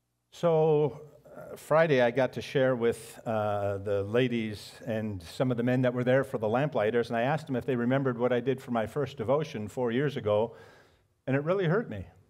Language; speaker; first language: English; native; English